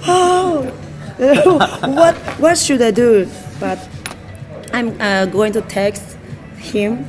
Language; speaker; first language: English; non-native, learner; Japanese